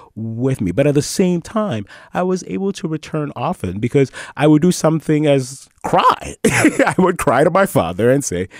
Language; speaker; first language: English; early bilingual, other home language; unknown